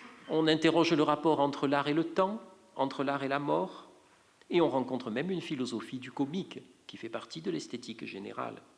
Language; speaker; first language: French; native; French